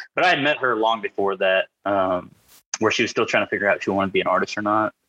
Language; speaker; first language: English; native; English